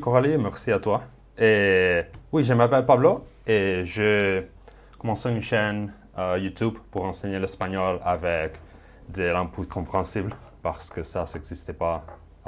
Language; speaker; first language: French; non-native, fluent; Spanish